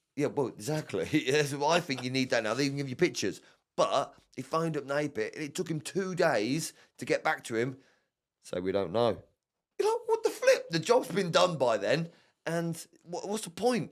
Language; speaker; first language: English; native; English